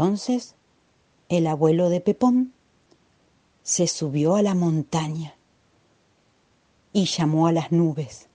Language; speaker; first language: Spanish; native; Spanish